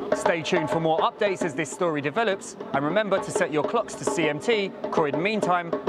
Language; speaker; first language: English; native; English